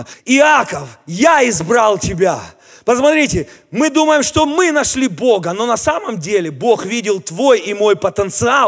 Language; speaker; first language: Russian; native; Russian